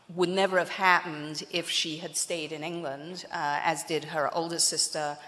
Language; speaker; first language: English; native; English